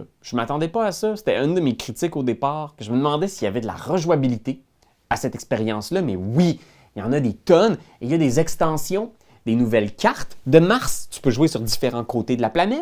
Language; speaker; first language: French; native; French